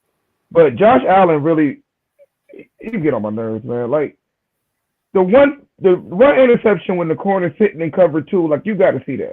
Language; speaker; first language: English; native; English